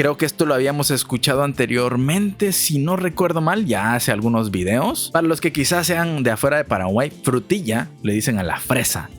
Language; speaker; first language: Spanish; native; Spanish